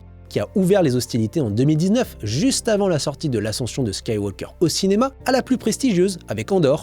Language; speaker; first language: French; native; French